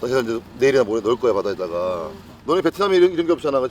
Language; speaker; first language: Korean; native; Korean